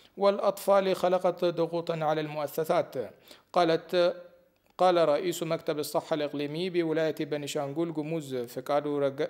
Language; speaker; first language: Arabic; non-native, fluent; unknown